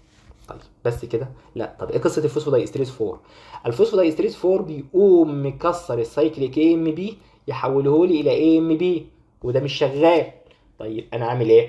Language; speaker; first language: Arabic; native; Arabic